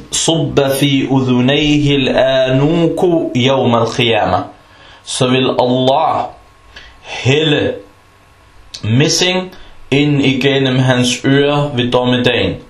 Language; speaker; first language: Danish; early bilingual, other home language; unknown